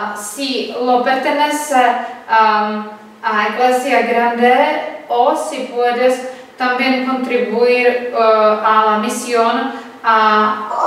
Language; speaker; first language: Spanish; non-native, learner; Czech